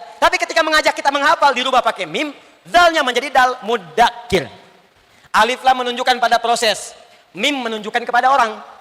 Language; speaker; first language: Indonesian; native; Indonesian